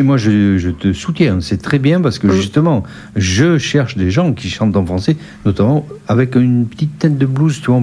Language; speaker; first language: French; native; French